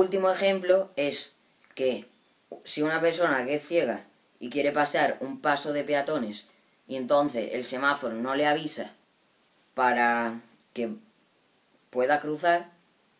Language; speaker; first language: Spanish; native; Spanish